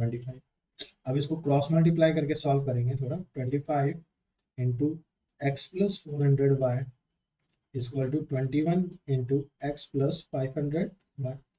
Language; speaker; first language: Hindi; native; Hindi